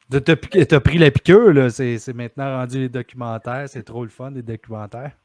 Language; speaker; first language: French; native; French